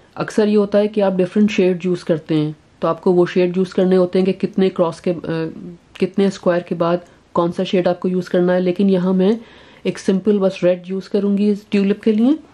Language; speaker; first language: Urdu; native; Urdu